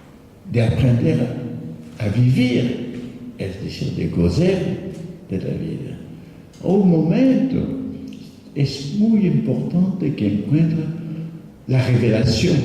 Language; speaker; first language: Spanish; non-native, fluent; French